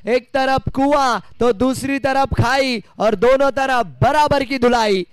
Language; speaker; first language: Hindi; non-native, local second language; Marathi